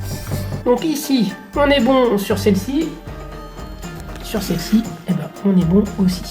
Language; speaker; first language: French; native; French